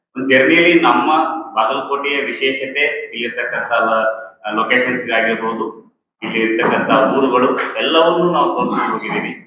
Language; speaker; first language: Kannada; native; Kannada